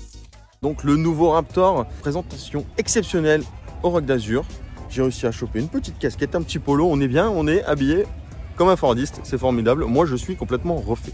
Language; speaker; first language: French; native; French